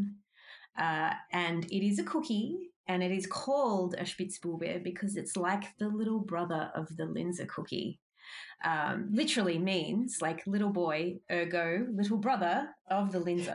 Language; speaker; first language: English; native; English